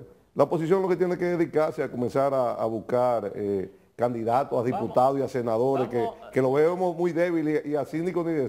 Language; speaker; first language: Spanish; native; Spanish